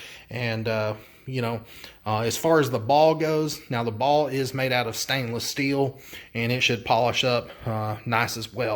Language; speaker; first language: English; native; English